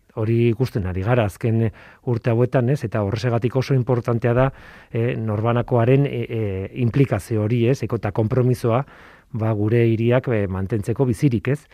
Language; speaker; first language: Basque; non-native, local second language; Spanish